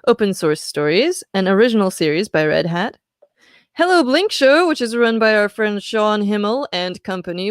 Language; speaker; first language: English; native; English